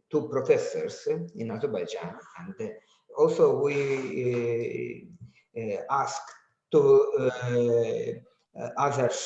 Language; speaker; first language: English; non-native, learner; Azerbaijani